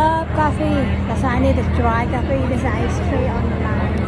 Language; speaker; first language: English; non-native, learner; Khmer